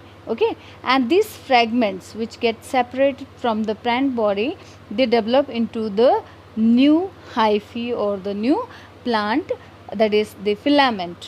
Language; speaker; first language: English; non-native, local second language; Hindi